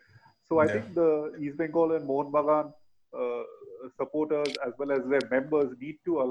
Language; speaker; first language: English; non-native, local second language; Bangla